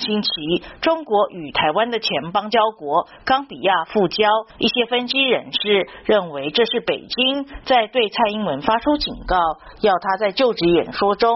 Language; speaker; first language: Chinese; native; Chinese